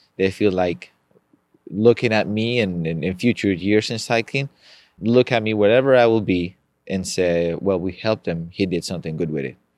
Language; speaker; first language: English; non-native, fluent; Spanish